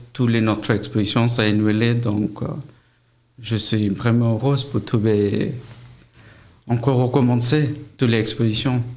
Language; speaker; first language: French; non-native, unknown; Bangla